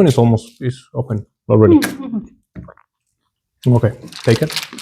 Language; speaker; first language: English; non-native, learner; Spanish